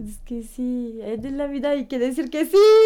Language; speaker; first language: Spanish; native; Spanish